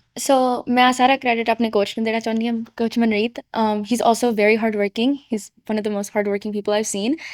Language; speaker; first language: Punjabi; early bilingual, heritage; Punjabi